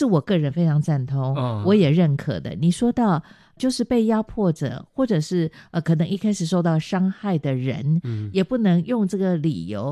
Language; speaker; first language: Chinese; non-native, local second language; Min Nan Chinese